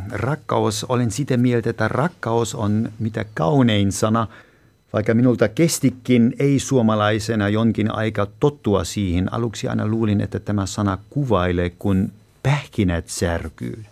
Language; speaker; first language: Finnish; non-native, fluent; German